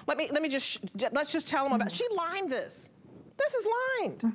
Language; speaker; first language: English; native; English